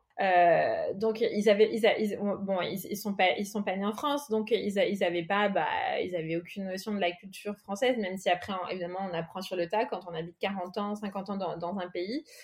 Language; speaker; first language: French; early bilingual, other home language; Portuguese